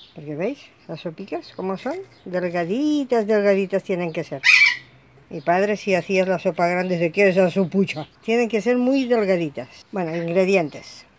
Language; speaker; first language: Spanish; native; Spanish